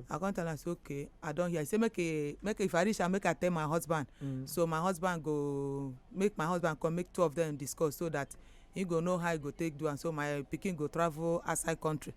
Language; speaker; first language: Nigerian Pidgin; non-native, local second language; Igbo